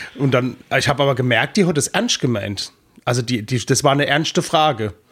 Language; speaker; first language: German; native; German